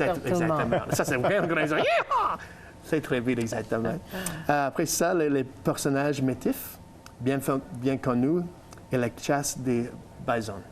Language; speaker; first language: French; non-native, learner; English